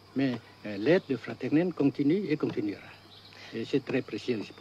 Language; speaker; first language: French; non-native, fluent; Vietnamese